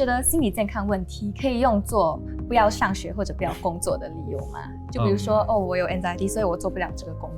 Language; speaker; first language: Chinese; native; Chinese